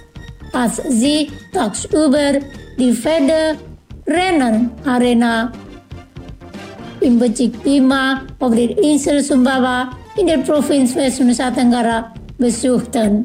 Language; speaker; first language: German; non-native, fluent; Indonesian